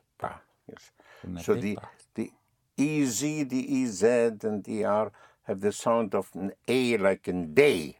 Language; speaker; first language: English; non-native, fluent; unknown